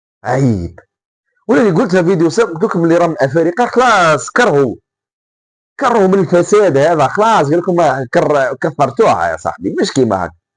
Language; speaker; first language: Arabic; native; Arabic